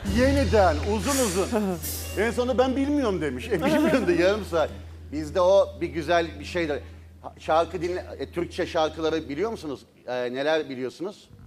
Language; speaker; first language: Turkish; native; Turkish